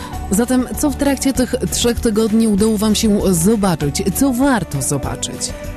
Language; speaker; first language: Polish; native; Polish